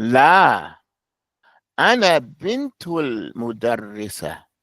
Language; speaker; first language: Arabic; non-native, fluent; English